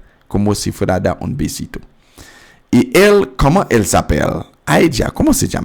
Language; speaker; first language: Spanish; non-native, fluent; French